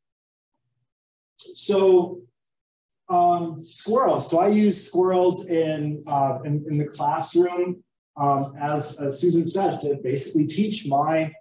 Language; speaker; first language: English; native; English